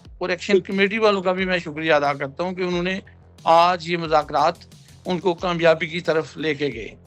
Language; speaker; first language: Urdu; non-native, local second language; Punjabi